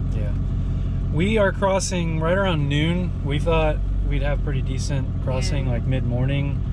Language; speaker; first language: English; native; English